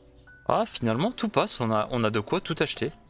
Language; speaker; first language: French; native; French